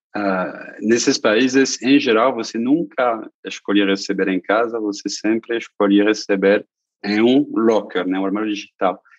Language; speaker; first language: Portuguese; non-native, fluent; French